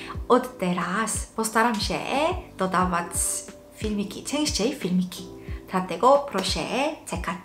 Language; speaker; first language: Polish; non-native, local second language; Korean